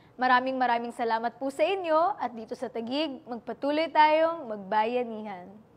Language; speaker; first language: Filipino; native; Filipino